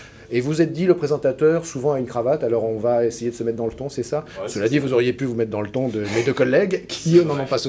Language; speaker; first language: French; native; French